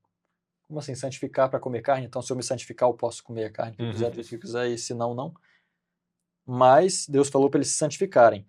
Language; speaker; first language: Portuguese; native; Portuguese